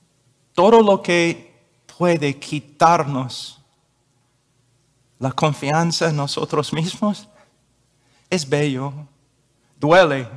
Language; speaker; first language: Spanish; non-native, fluent; English